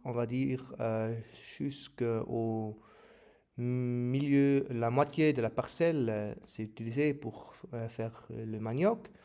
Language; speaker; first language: French; non-native, learner; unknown